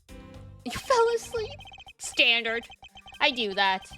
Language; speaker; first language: English; native; English